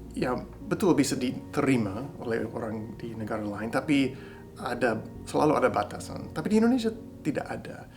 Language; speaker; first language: Indonesian; non-native, fluent; English